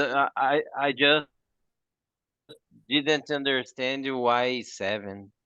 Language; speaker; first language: English; non-native, fluent; Portuguese